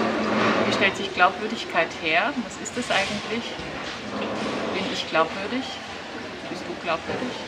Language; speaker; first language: German; native; German